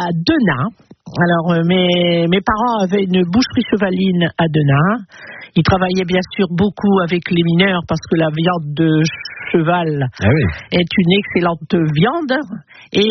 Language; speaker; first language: French; native; French